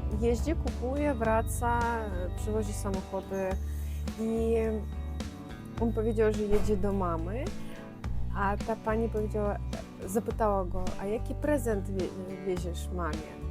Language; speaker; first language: Polish; non-native, fluent; Russian